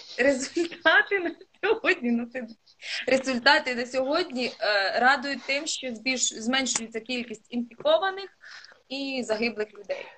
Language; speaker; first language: Ukrainian; non-native, local second language; Russian